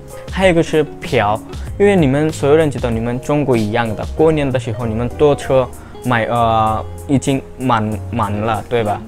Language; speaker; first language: Chinese; non-native, learner; Bangla